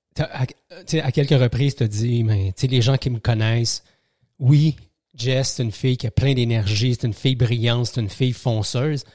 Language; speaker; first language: French; native; French